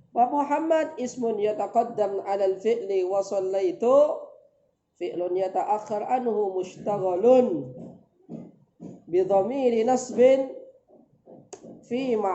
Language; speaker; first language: Arabic; non-native, fluent; Indonesian